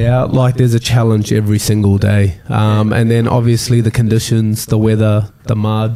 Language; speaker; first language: English; native; English